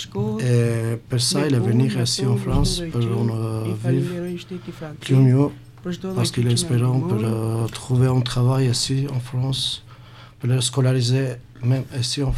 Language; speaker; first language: French; non-native, learner; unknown